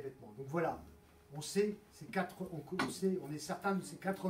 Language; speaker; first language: French; native; French